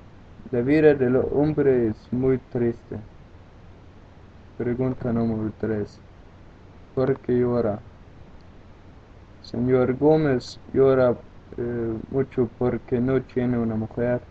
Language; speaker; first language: Spanish; non-native, learner; Danish